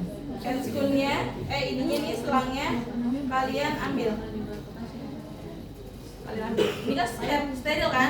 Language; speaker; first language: Indonesian; native; Indonesian